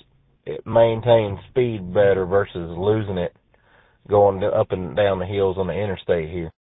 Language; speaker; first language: English; native; English